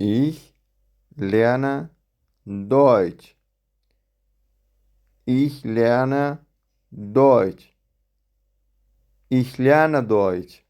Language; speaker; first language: German; non-native, fluent; Central Kurdish